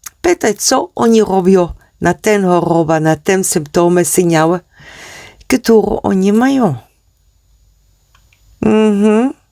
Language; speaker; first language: Polish; non-native, learner; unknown